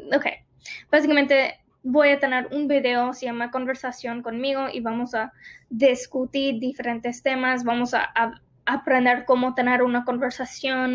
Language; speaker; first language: Spanish; non-native, fluent; English